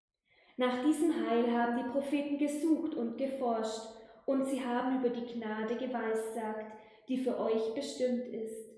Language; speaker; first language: German; native; German